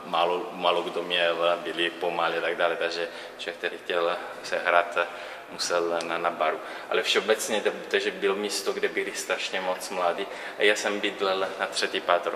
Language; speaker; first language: Czech; non-native, learner; Italian